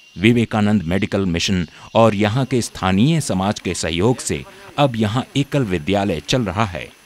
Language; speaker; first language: Hindi; native; Hindi